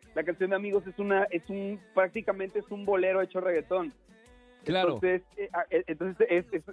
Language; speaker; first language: Spanish; native; Spanish